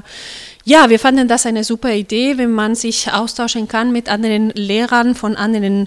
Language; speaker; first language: German; non-native, fluent; Spanish